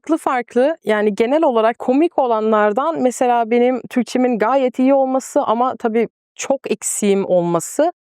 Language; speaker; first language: Turkish; non-native, fluent; Danish